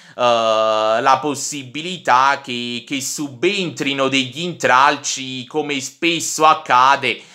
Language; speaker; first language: Italian; native; Italian